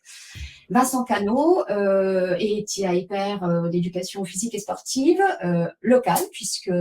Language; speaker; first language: French; native; French